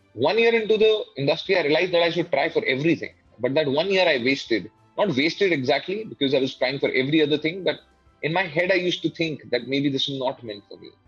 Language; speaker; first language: English; non-native, local second language; Hindi